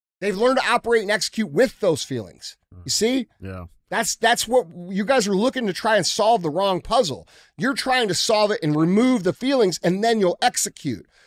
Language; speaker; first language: English; native; English